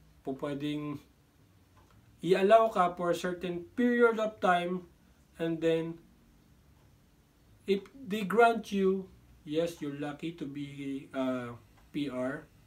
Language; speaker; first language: English; non-native, local second language; Filipino